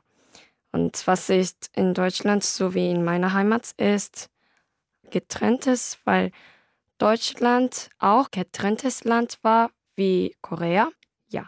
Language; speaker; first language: German; non-native, learner; Korean